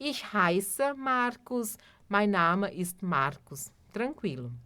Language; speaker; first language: German; non-native, fluent; Portuguese